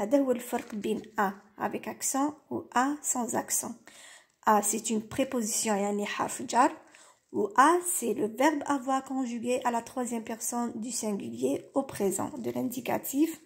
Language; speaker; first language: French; non-native, local second language; Arabic